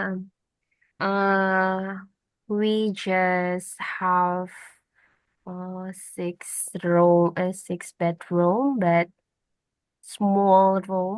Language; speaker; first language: English; non-native, learner; Indonesian